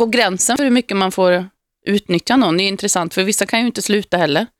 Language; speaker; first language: Swedish; native; Swedish